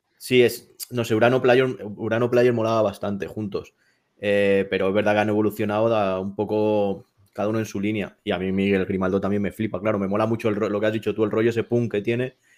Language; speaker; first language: Spanish; native; Spanish